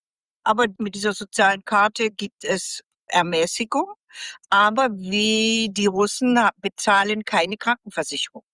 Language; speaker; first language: German; native; German